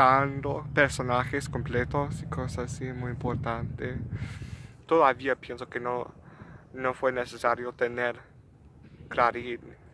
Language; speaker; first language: Spanish; non-native, learner; English